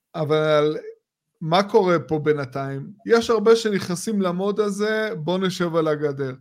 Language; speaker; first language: Hebrew; native; Hebrew